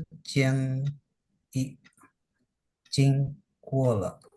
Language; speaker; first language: Chinese; non-native, learner; Indonesian